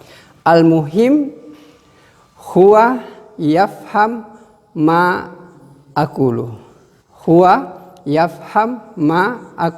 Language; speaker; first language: Arabic; non-native, fluent; Indonesian